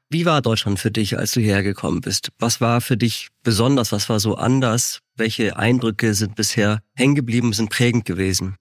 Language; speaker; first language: German; native; German